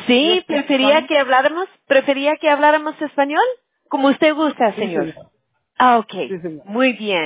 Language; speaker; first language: Spanish; early bilingual, heritage; Spanish